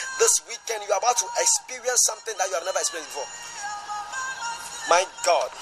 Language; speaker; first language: English; non-native, local second language; Akan